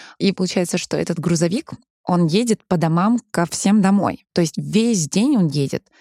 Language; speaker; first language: Russian; early bilingual, heritage; Danish